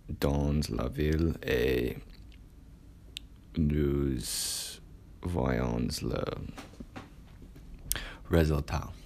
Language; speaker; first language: French; non-native, learner; English